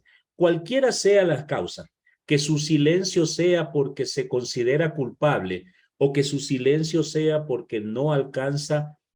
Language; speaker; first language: Spanish; native; Spanish